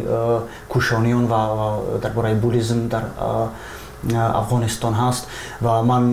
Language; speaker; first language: Persian; non-native, fluent; Czech